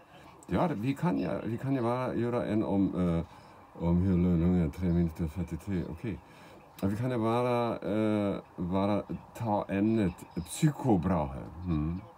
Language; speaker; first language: Swedish; non-native, fluent; German